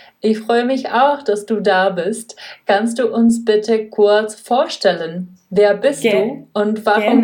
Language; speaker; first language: German; non-native, fluent; Czech